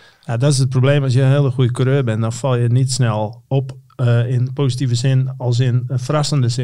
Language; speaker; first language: Dutch; native; Dutch